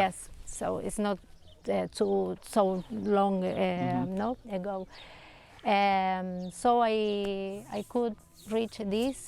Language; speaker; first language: English; non-native, learner; Spanish